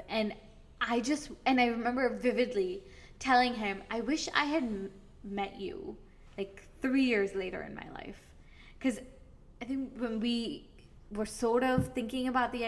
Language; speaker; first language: English; native; English